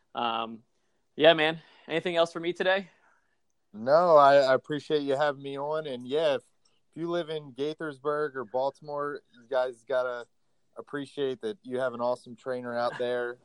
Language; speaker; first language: English; native; English